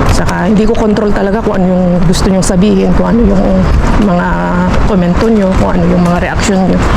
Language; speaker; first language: Filipino; native; Filipino